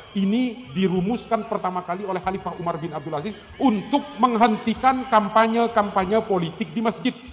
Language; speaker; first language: Indonesian; non-native, local second language; Madurese